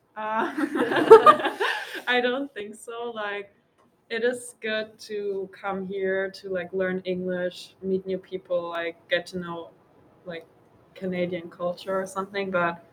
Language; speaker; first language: English; non-native, fluent; German